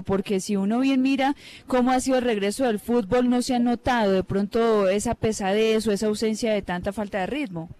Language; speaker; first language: Spanish; native; Spanish